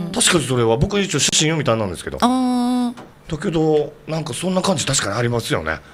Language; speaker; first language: Japanese; native; Japanese